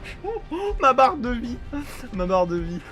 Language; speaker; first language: French; native; French